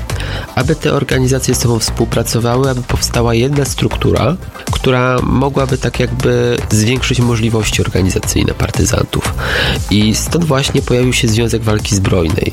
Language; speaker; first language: Polish; native; Polish